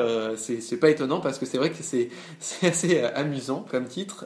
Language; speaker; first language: French; native; French